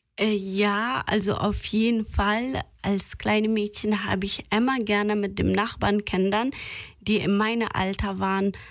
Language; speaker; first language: German; non-native, fluent; Persian